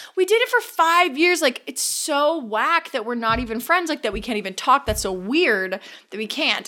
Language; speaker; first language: English; native; English